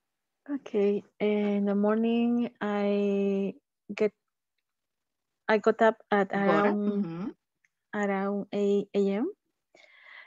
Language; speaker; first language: English; non-native, learner; Spanish